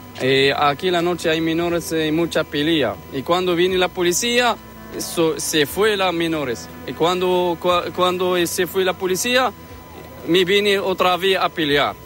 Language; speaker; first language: Spanish; non-native, learner; Arabic